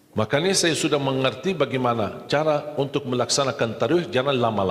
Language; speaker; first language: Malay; non-native, fluent; Arabic